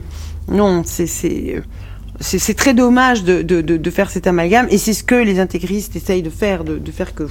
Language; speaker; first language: French; non-native, local second language; Arabic